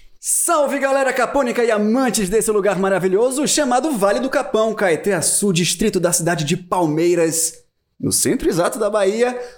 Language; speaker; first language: Portuguese; native; Portuguese